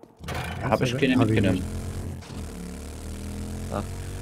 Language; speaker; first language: German; native; German